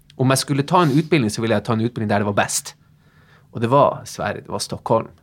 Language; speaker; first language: Swedish; non-native, fluent; Norwegian